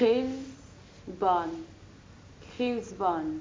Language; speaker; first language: Dutch; non-native, learner; Arabic